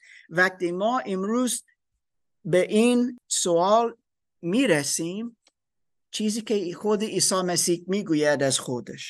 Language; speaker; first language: Persian; non-native, fluent; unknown